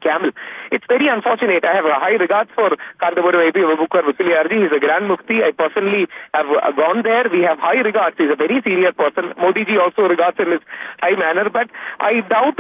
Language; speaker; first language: English; non-native, local second language; Malayalam